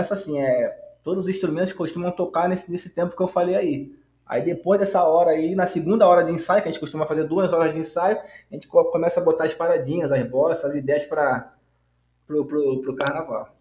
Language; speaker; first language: Portuguese; native; Portuguese